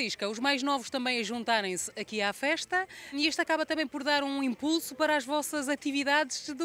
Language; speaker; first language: Portuguese; native; Portuguese